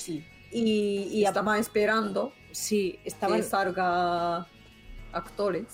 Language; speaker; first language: Spanish; non-native, learner; Japanese